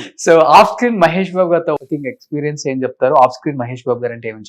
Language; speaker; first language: Telugu; native; Telugu